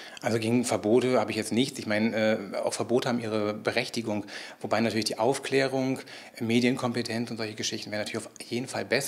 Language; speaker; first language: German; native; German